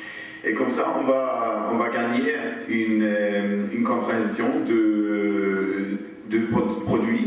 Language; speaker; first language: French; non-native, learner; Swedish